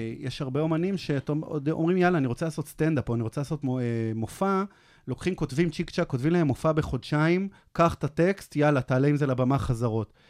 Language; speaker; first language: Hebrew; native; Hebrew